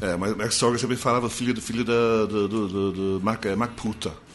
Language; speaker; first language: Portuguese; non-native, fluent; English